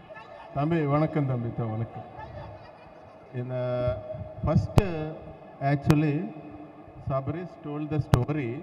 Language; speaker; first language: Tamil; non-native, learner; Telugu